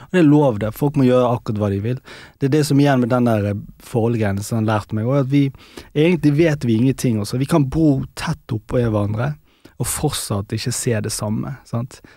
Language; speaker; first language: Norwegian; early bilingual, other home language; Urdu